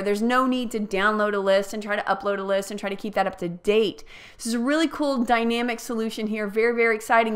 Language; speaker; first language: English; native; English